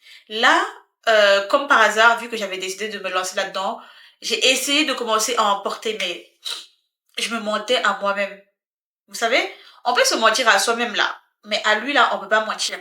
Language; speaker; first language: French; native; French